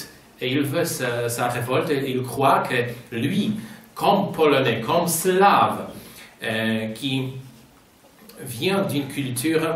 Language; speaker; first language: French; non-native, fluent; Polish